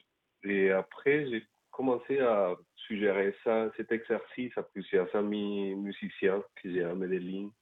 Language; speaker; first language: French; non-native, fluent; Spanish